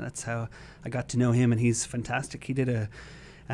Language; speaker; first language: English; native; English